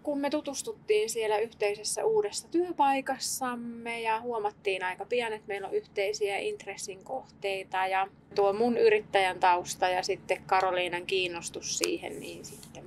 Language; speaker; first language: Finnish; native; Finnish